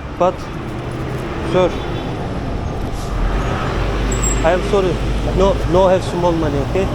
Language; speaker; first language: English; non-native, learner; Turkish